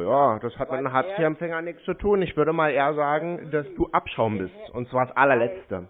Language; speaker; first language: German; native; German